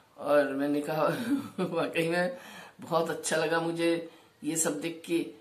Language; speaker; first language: Hindi; non-native, local second language; Bangla